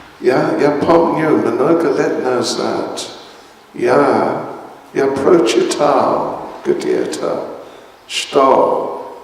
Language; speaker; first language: Russian; non-native, learner; English